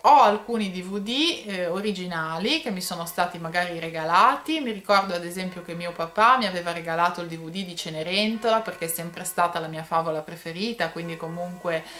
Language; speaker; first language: Italian; native; Italian